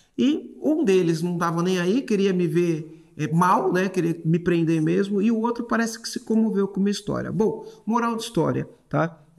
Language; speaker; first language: Portuguese; native; Portuguese